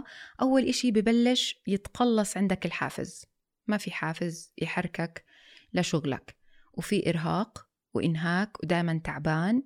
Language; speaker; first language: Arabic; native; Arabic